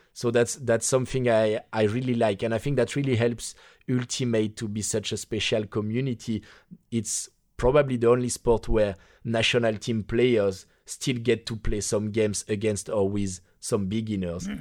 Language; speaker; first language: English; non-native, fluent; French